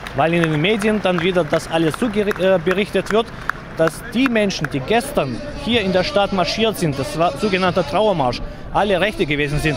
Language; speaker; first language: German; native; German